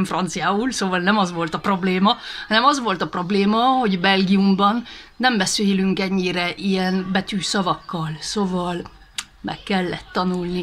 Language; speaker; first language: Hungarian; early bilingual, heritage; Hungarian